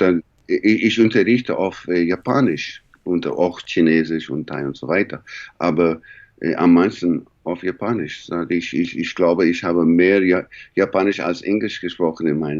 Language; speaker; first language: German; non-native, learner; English